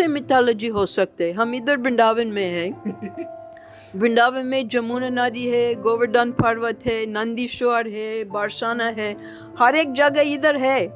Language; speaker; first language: Hindi; non-native, fluent; English